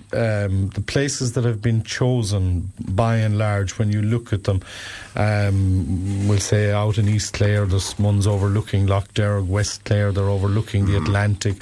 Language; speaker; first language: English; native; English